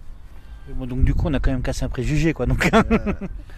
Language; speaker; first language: French; native; French